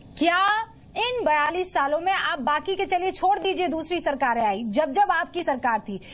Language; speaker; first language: Hindi; native; Hindi